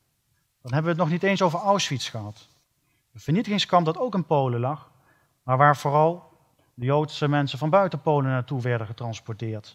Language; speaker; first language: Dutch; native; Dutch